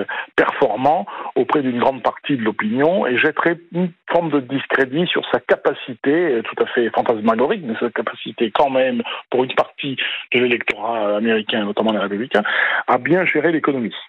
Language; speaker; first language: French; native; French